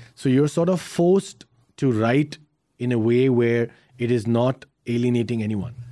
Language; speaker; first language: English; early bilingual, heritage; Arabic